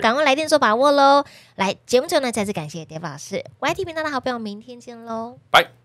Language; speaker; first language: Chinese; native; Chinese